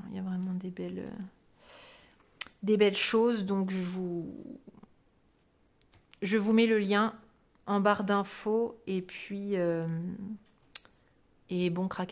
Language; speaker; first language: French; native; French